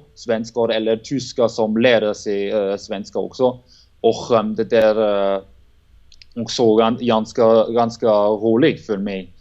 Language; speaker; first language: Swedish; non-native, learner; German